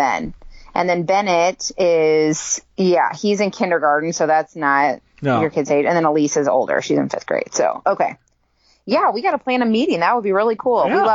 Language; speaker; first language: English; native; English